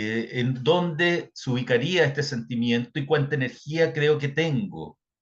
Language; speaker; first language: Spanish; native; Spanish